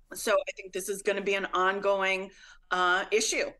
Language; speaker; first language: English; native; English